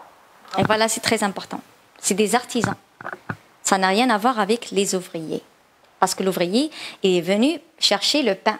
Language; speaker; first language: French; non-native, learner; Chinese